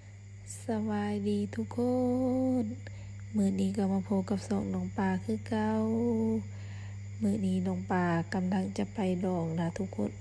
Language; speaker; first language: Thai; non-native, local second language; Northeastern Thai